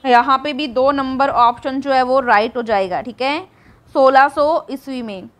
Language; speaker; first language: Hindi; native; Hindi